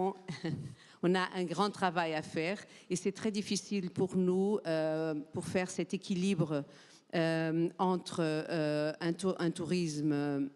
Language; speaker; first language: French; non-native, fluent; Portuguese